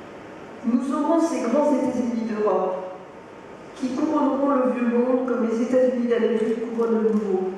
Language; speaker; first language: French; native; French